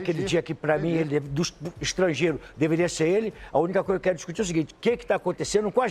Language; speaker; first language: Portuguese; native; Portuguese